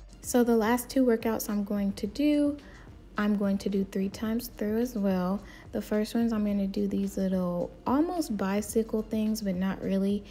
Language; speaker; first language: English; native; English